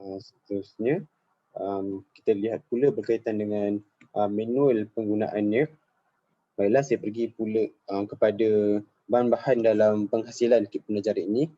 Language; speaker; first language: Malay; native; Malay